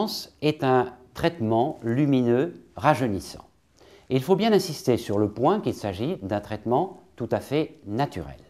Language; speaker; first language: French; native; French